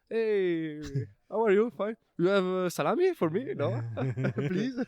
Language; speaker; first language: English; non-native, learner; Italian